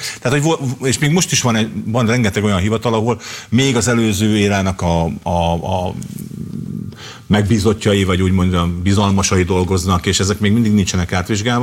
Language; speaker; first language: Hungarian; native; Hungarian